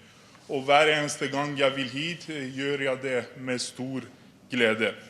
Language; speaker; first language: Norwegian; non-native, fluent; Persian